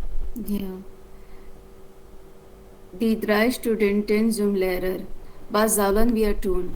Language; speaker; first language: German; non-native, learner; Hindi